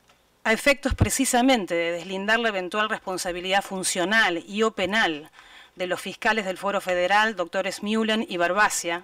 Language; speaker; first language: Spanish; native; Spanish